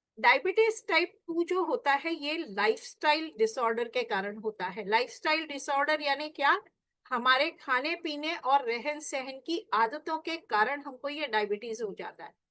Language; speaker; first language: Hindi; non-native, local second language; Marathi